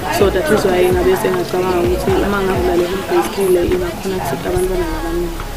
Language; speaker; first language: Zulu; non-native, local second language; Swati